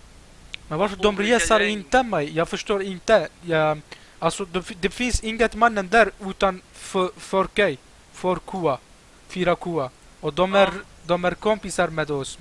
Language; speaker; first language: Swedish; non-native, local second language; Turkish